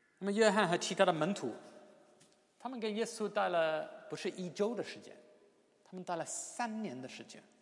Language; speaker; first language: Chinese; non-native, fluent; English